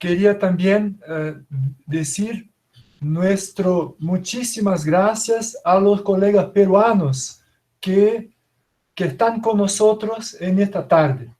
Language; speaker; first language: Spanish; non-native, fluent; Portuguese